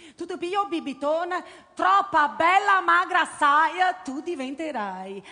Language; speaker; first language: Italian; native; Italian